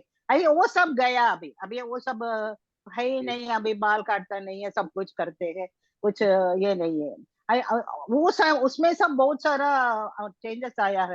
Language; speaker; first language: Hindi; non-native, local second language; Tamil